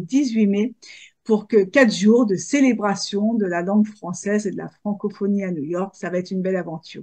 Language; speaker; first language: French; native; French